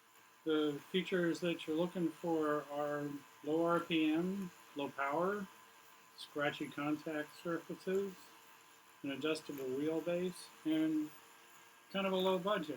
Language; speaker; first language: English; native; English